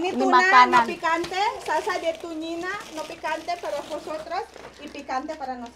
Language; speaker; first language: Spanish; non-native, learner; Indonesian